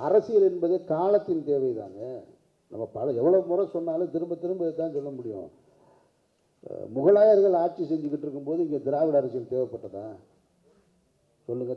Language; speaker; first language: Tamil; native; Tamil